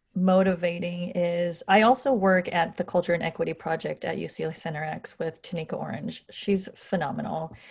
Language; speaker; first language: English; native; English